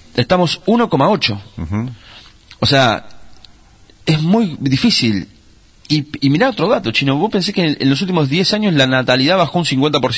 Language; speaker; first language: Spanish; native; Spanish